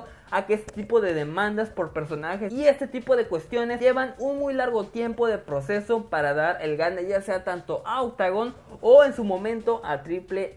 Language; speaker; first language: Spanish; native; Spanish